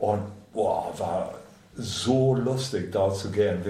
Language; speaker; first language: German; non-native, fluent; English